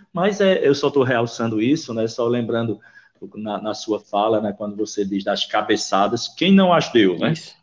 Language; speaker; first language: Portuguese; native; Portuguese